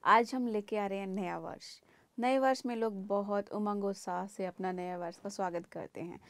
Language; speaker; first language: Hindi; native; Hindi